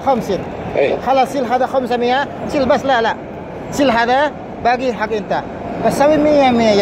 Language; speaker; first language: Arabic; non-native, learner; Urdu